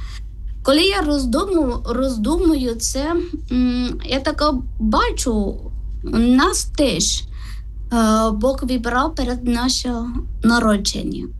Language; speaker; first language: Ukrainian; non-native, learner; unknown